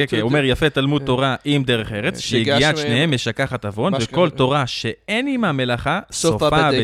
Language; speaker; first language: Hebrew; native; Hebrew